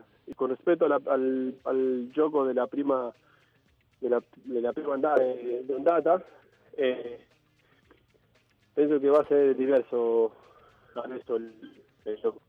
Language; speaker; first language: Italian; non-native, fluent; Spanish